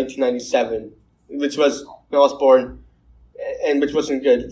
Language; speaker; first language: English; native; English